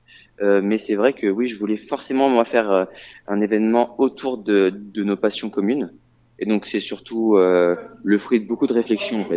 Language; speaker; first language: French; native; French